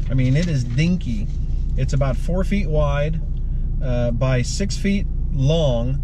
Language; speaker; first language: English; native; English